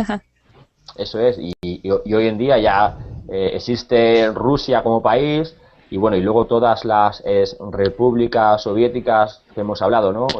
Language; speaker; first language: Spanish; native; Spanish